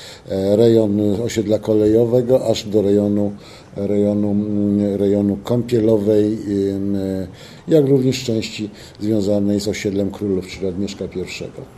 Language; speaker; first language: Polish; native; Polish